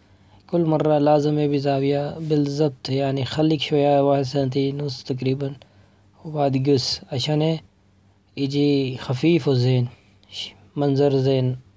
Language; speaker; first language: Arabic; non-native, learner; Urdu